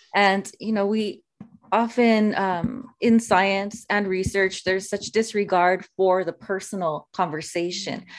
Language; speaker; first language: English; native; English